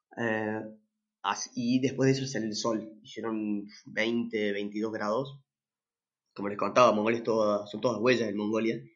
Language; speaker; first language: Spanish; native; Spanish